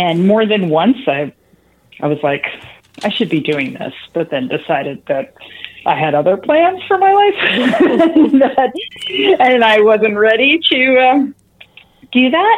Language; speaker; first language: English; native; English